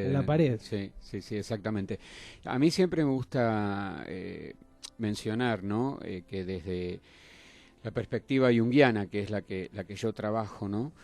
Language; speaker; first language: Spanish; native; Spanish